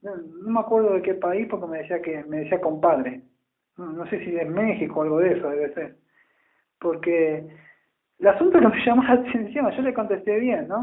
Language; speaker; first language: Spanish; native; Spanish